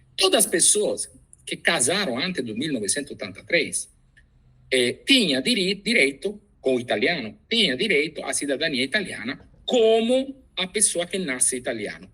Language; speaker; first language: Portuguese; non-native, fluent; Italian